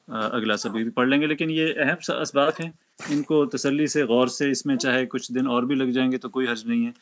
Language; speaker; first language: Urdu; native; Urdu